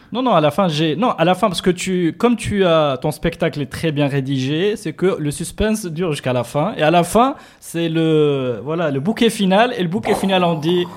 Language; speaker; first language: French; non-native, local second language; Arabic